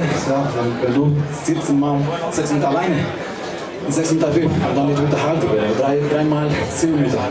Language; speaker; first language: German; non-native, learner; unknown